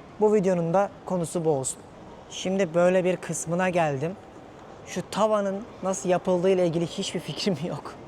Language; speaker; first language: Turkish; native; Turkish